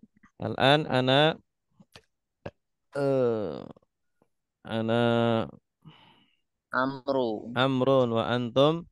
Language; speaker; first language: Arabic; non-native, fluent; Indonesian